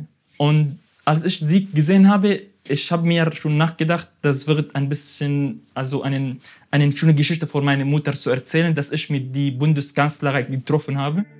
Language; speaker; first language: German; non-native, fluent; Arabic